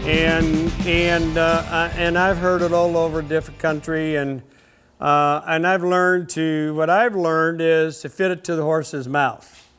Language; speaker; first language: English; native; English